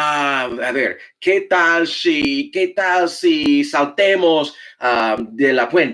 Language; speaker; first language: Spanish; non-native, fluent; English